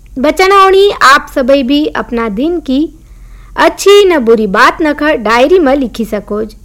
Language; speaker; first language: Hindi; native; Hindi